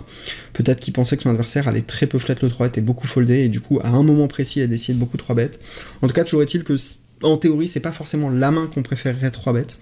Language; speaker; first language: French; native; French